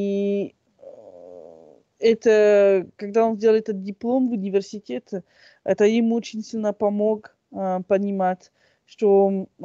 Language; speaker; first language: Russian; non-native, fluent; French